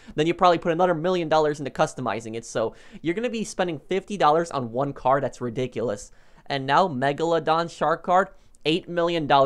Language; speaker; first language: English; native; English